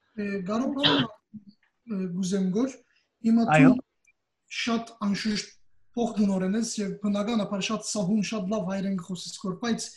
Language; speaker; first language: Armenian; early bilingual, heritage; Armenian